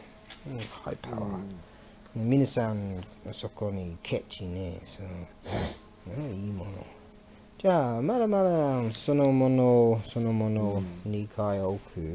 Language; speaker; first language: Japanese; non-native, learner; English